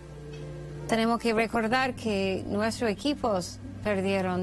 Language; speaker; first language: Spanish; non-native, fluent; English